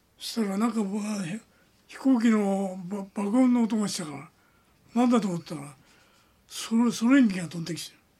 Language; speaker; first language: Japanese; native; Japanese